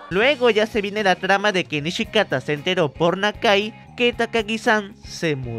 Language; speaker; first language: Spanish; native; Spanish